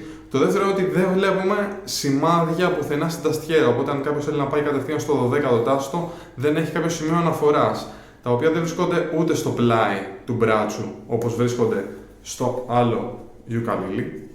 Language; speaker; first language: Greek; native; Greek